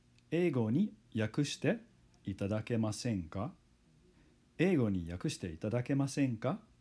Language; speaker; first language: Japanese; non-native, fluent; English